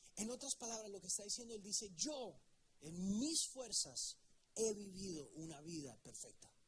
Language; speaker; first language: Spanish; native; Spanish